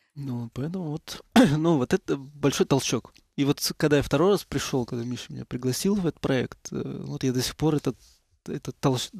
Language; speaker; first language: Russian; native; Russian